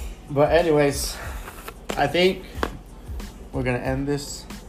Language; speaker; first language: English; early bilingual, other home language; Spanish